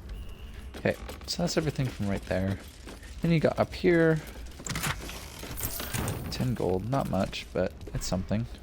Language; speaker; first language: English; native; English